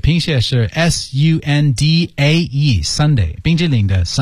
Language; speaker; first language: Chinese; non-native, learner; English